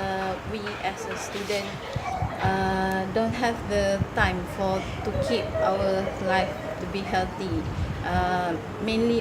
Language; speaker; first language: English; non-native, learner; Malay